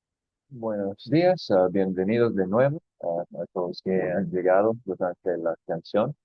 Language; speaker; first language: Spanish; non-native, fluent; English